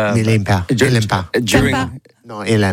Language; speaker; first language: French; non-native, learner; English